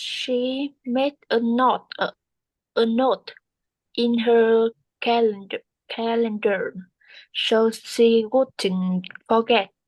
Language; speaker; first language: English; non-native, learner; Vietnamese